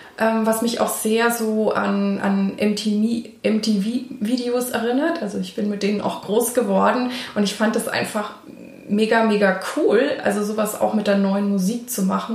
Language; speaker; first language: German; native; German